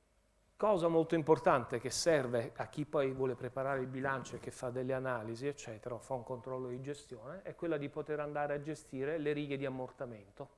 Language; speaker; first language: Italian; native; Italian